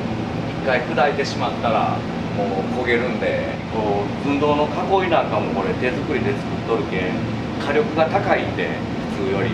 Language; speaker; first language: Japanese; native; Japanese